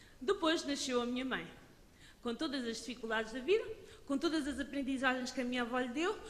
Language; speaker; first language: Portuguese; early bilingual, other home language; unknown